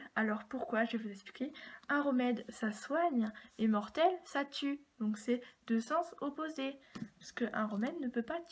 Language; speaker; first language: French; native; French